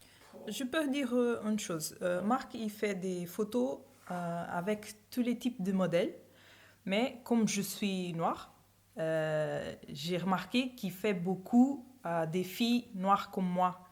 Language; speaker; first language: French; non-native, fluent; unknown